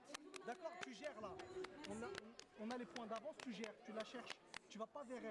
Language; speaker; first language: French; native; French